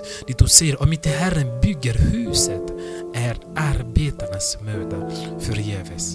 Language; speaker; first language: Swedish; non-native, fluent; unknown